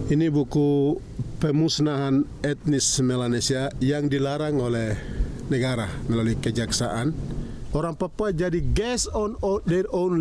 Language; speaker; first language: Indonesian; non-native, local second language; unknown